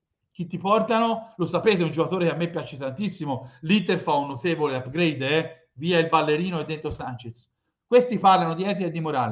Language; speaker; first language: Italian; native; Italian